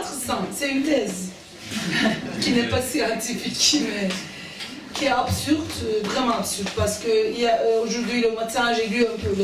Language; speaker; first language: French; non-native, fluent; Turkish